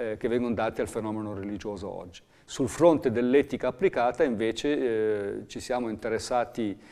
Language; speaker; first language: Italian; native; Italian